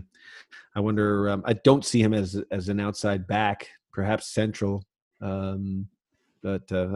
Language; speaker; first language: English; native; English